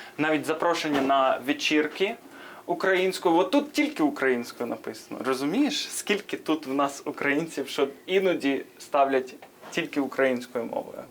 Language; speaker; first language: Ukrainian; non-native, fluent; English